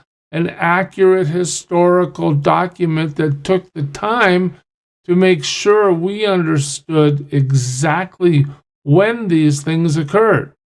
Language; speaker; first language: English; native; English